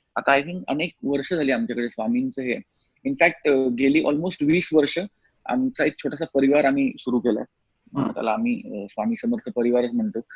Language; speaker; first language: Marathi; native; Marathi